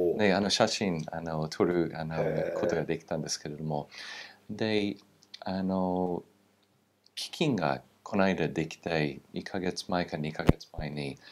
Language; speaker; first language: Japanese; non-native, fluent; English